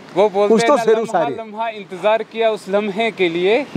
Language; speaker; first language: Hindi; native; Hindi